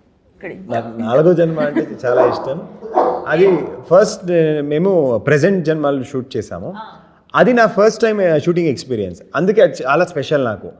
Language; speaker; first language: Telugu; non-native, learner; Kannada